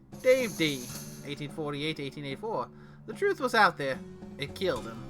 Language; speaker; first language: English; native; English